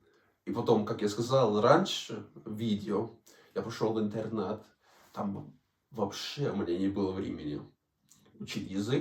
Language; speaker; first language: Russian; non-native, fluent; Danish